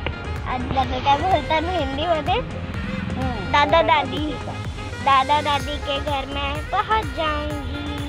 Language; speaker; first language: Hindi; non-native, local second language; Gujarati